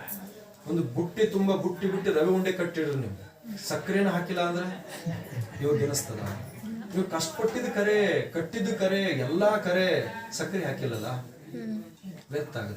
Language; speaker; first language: Kannada; native; Kannada